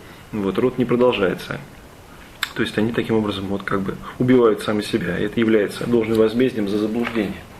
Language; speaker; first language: Russian; native; Russian